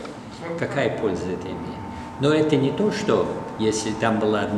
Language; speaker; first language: Russian; non-native, fluent; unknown